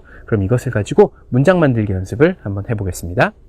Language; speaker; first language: Korean; native; Korean